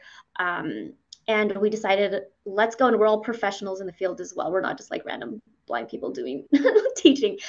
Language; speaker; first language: English; early bilingual, other home language; Spanish